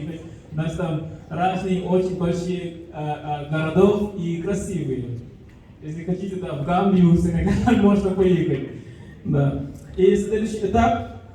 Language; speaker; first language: Russian; non-native, fluent; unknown